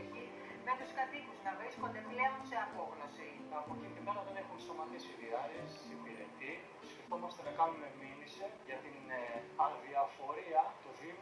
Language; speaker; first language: Greek; native; Greek